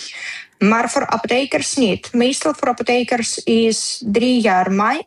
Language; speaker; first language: Dutch; non-native, learner; Ukrainian